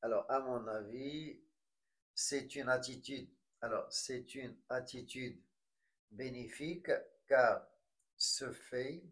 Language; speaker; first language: French; non-native, local second language; Arabic